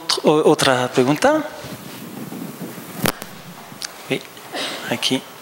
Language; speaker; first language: Spanish; non-native, fluent; French